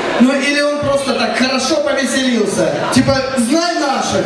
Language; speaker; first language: Russian; native; Russian